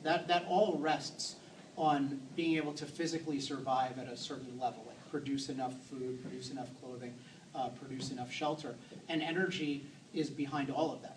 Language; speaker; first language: English; native; English